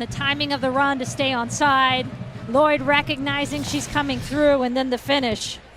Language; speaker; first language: English; native; English